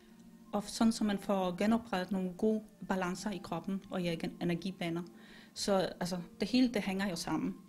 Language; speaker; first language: Danish; non-native, fluent; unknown